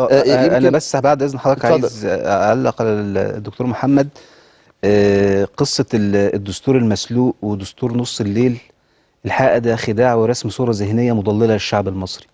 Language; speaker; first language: Arabic; native; Arabic